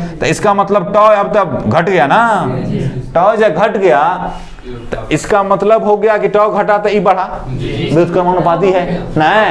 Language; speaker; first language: Hindi; native; Hindi